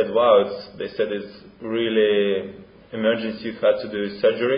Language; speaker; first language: English; non-native, fluent; Russian